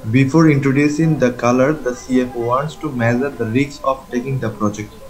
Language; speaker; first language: English; non-native, local second language; Bangla